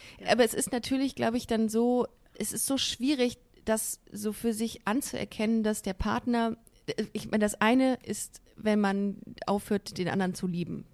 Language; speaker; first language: German; native; German